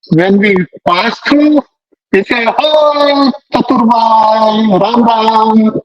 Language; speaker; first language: English; non-native, local second language; Hindi